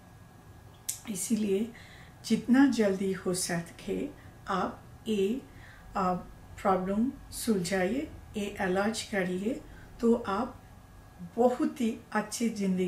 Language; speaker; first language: Hindi; non-native, learner; Bangla